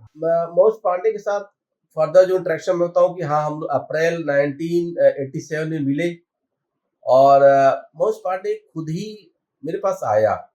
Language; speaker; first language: Hindi; native; Hindi